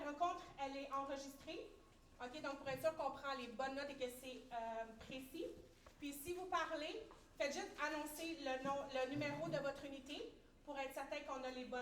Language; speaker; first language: French; native; French